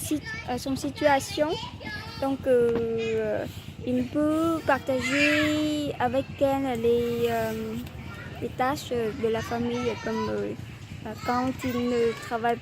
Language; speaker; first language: French; non-native, learner; Vietnamese